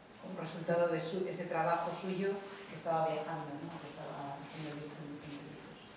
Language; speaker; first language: Spanish; native; Spanish